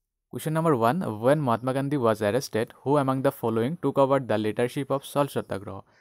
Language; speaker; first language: English; non-native, local second language; Bangla